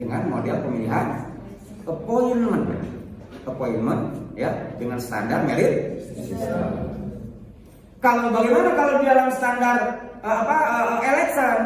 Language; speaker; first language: Indonesian; native; Indonesian